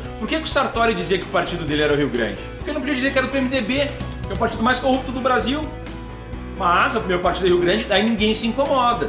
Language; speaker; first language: Portuguese; native; Portuguese